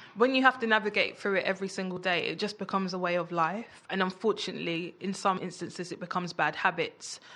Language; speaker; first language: English; native; English